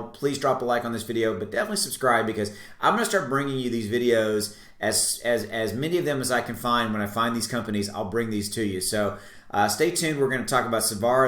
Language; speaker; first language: English; native; English